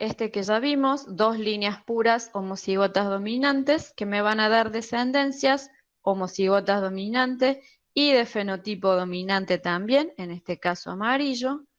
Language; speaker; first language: Spanish; native; Spanish